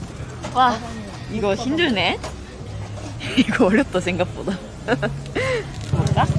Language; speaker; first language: Korean; non-native, fluent; Japanese